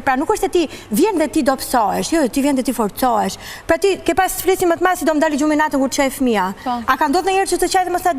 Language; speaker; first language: Albanian; native; Albanian